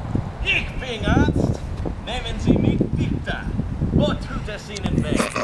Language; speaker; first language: German; non-native, learner; English